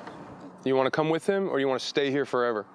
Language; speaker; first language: English; native; English